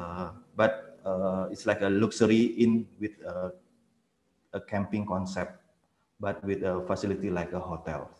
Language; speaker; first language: English; non-native, fluent; Indonesian